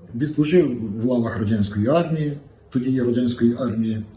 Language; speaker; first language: Ukrainian; native; Ukrainian